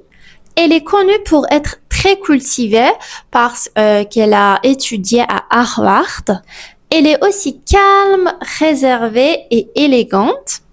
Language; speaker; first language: French; non-native, fluent; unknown